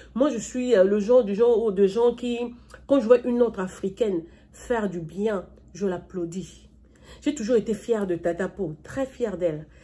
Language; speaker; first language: French; non-native, local second language; Lingala